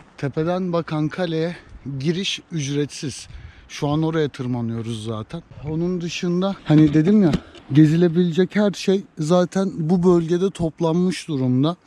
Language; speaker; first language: Turkish; native; Turkish